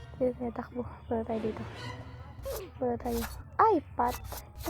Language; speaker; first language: Filipino; non-native, local second language; Cebuano